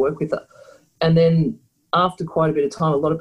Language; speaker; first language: English; native; English